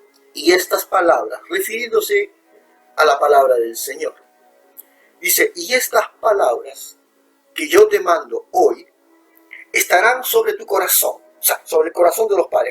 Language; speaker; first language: Spanish; native; Spanish